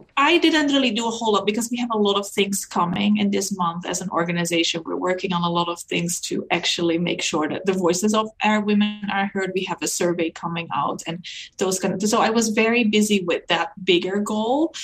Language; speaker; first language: English; non-native, fluent; Dutch